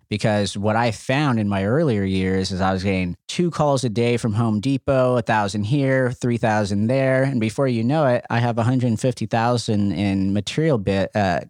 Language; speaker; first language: English; native; English